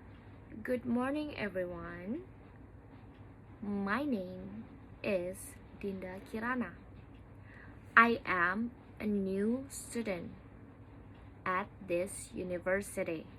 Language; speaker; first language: English; non-native, learner; Indonesian